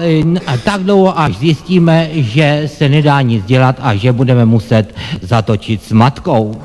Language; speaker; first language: Czech; native; Czech